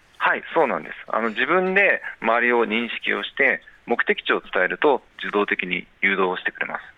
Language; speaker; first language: Japanese; native; Japanese